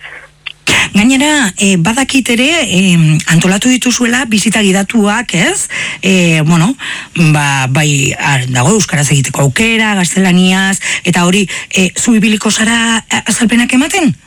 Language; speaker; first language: Basque; native; Basque